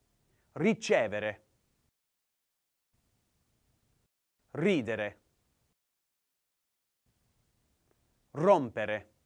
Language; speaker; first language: Italian; non-native, learner; English